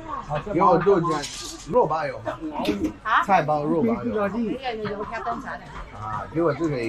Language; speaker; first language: Chinese; non-native, learner; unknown